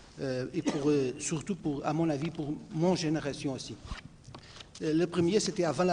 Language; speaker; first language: French; non-native, fluent; Portuguese